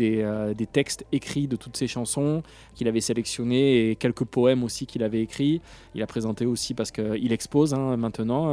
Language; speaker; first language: French; native; French